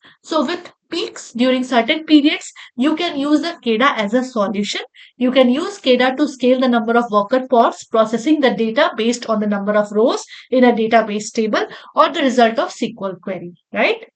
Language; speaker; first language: English; non-native, local second language; Hindi